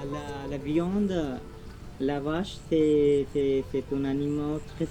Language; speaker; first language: French; non-native, learner; Hindi